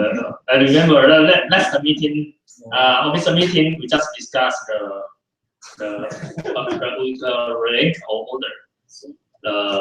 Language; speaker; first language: English; non-native, fluent; Chinese